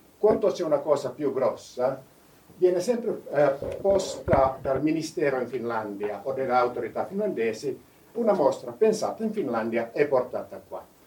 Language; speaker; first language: Italian; non-native, fluent; Finnish